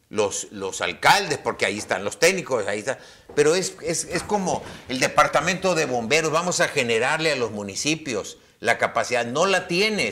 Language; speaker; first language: Spanish; native; Spanish